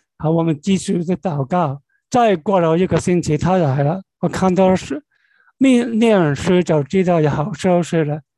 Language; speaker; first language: Chinese; non-native, local second language; Cantonese